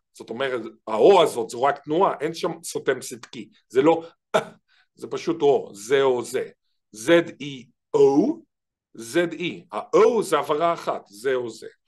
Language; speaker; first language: Hebrew; native; Hebrew